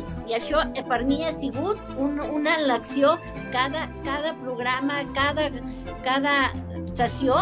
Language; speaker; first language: Catalan; early bilingual, heritage; Catalan